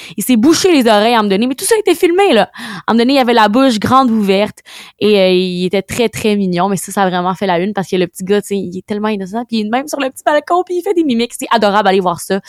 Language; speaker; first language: French; native; French